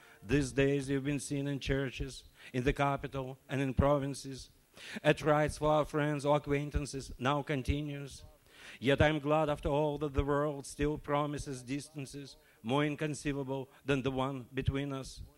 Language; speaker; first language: English; non-native, fluent; Russian